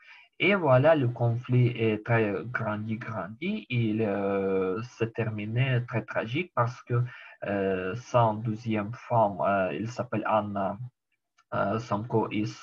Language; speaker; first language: French; non-native, learner; Ukrainian